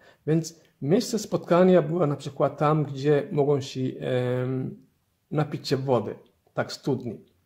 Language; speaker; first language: Polish; non-native, fluent; Somali